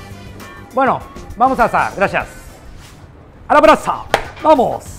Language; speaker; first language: Spanish; non-native, learner; Japanese